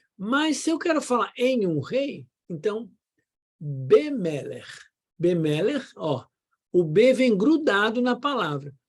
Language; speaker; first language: Portuguese; native; Portuguese